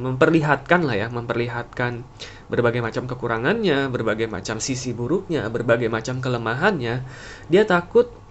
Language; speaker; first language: Indonesian; native; Indonesian